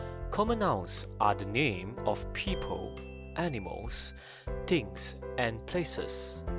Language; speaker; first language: English; non-native, local second language; Chinese